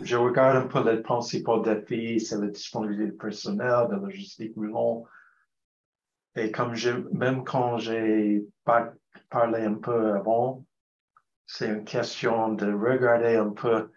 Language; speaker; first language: French; non-native, fluent; English